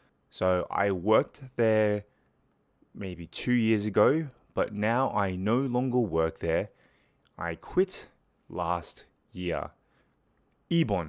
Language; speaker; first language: English; native; English